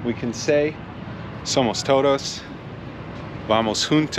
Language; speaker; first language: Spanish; non-native, learner; English